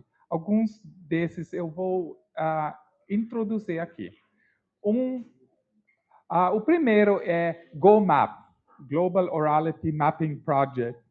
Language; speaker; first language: Portuguese; non-native, learner; English